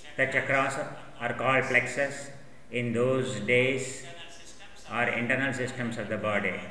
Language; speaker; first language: English; non-native, local second language; Telugu